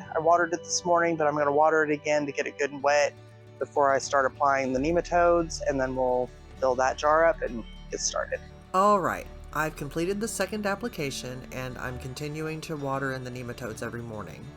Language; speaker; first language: English; native; English